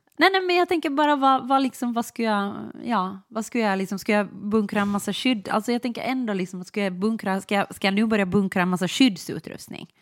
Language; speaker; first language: Swedish; native; Swedish